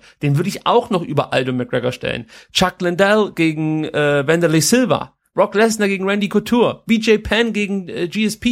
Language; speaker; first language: German; native; German